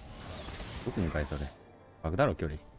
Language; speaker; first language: Japanese; native; Japanese